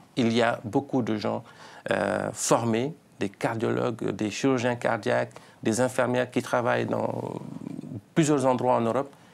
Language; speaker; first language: French; non-native, local second language; Fula